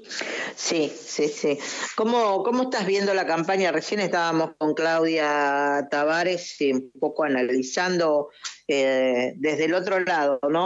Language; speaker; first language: Spanish; native; Spanish